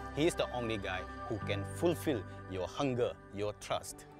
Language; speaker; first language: English; non-native, local second language; Manipuri